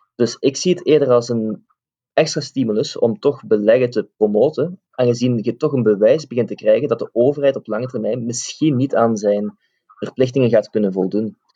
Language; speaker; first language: Dutch; native; Dutch